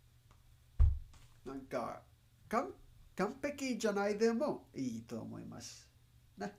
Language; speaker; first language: Japanese; non-native, learner; Spanish